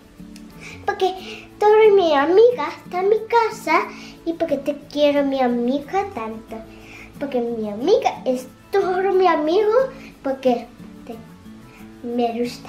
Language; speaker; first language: Spanish; early bilingual, other home language; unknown